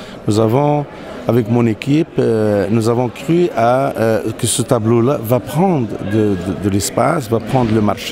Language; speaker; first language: French; non-native, local second language; Arabic